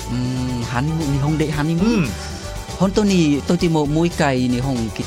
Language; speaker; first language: Japanese; non-native, learner; Khmer